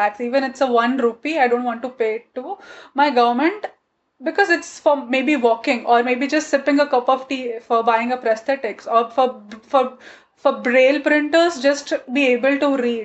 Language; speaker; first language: English; non-native, local second language; Gujarati